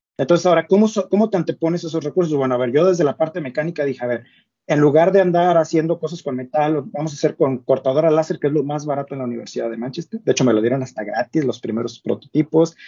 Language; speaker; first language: Spanish; native; Spanish